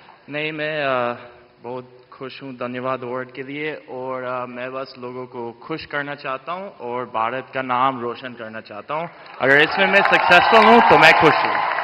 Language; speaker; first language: Hindi; early bilingual, heritage; Hindi